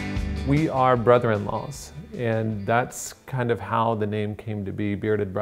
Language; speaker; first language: English; native; English